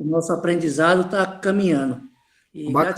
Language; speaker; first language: Portuguese; native; Portuguese